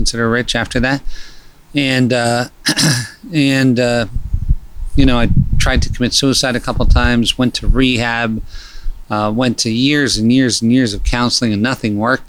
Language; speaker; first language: English; native; English